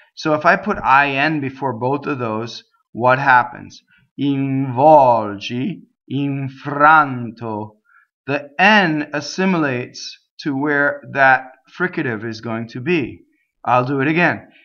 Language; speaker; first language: English; native; English